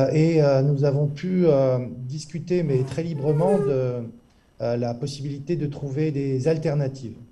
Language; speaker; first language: French; native; French